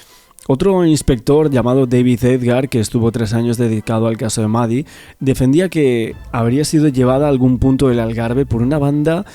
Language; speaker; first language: Spanish; native; Spanish